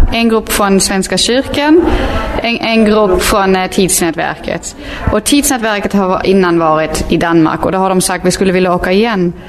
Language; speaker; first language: Swedish; native; Swedish